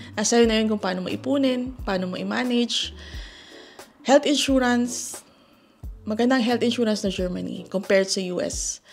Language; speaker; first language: Filipino; native; Filipino